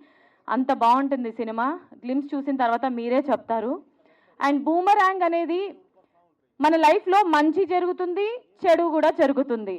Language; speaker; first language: Telugu; native; Telugu